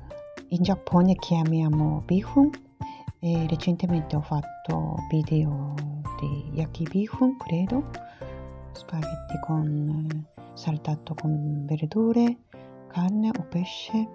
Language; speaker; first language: Italian; non-native, learner; Japanese